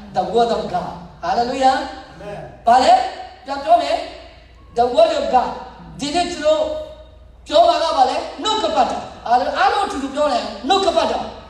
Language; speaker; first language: Burmese; non-native, local second language; Tedim Chin